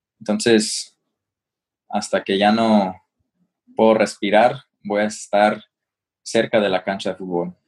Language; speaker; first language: Spanish; early bilingual, heritage; Spanish